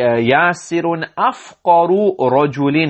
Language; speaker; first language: Arabic; non-native, fluent; English